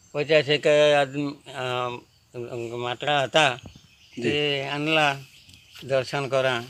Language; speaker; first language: Hindi; non-native, local second language; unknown